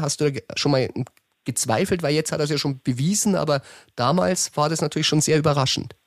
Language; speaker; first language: German; native; German